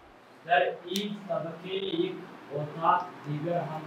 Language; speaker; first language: Persian; non-native, learner; Urdu